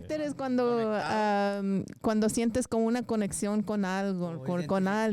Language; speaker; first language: Spanish; early bilingual, heritage; English